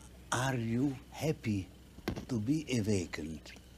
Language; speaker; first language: English; non-native, fluent; Russian